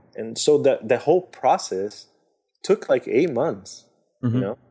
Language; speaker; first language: English; non-native, fluent; Portuguese